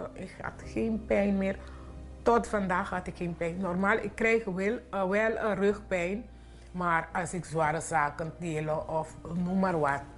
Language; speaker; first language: Dutch; non-native, local second language; Papiamento